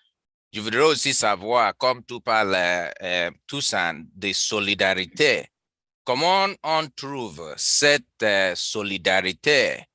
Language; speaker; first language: French; non-native, learner; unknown